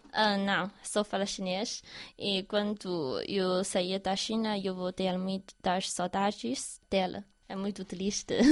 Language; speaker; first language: Portuguese; non-native, learner; Chinese